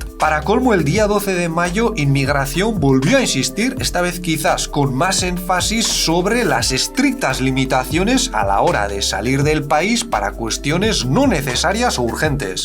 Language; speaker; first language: Spanish; native; Spanish